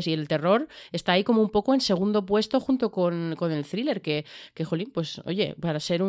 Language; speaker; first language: Spanish; native; Spanish